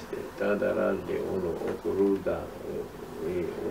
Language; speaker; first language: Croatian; non-native, fluent; Arabic